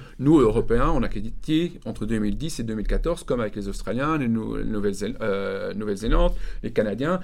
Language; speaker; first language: French; native; French